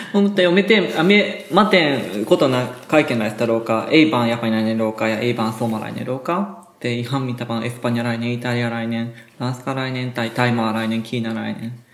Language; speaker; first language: Finnish; non-native, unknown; Japanese